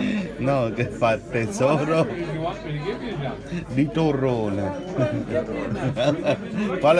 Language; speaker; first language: Italian; native; Italian